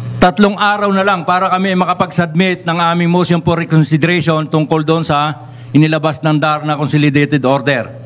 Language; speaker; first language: Filipino; native; Filipino